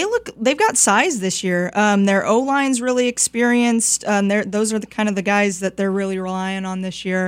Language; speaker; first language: English; native; English